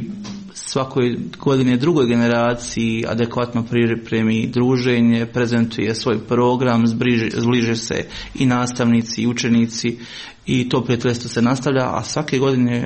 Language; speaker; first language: Croatian; native; Croatian